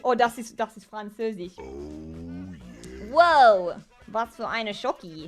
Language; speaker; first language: German; non-native, learner; English